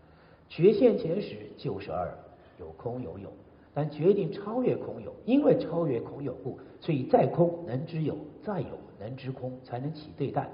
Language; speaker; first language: Chinese; native; Chinese